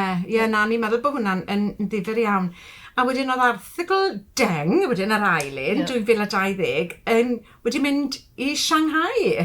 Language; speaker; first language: Welsh; native; Welsh